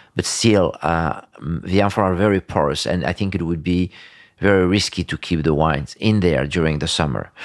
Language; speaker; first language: English; early bilingual, other home language; French